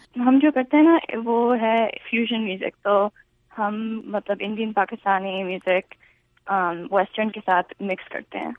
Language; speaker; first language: Urdu; early bilingual, heritage; Urdu